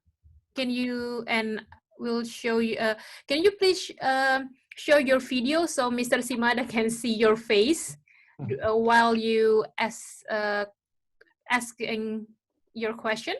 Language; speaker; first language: English; non-native, local second language; Indonesian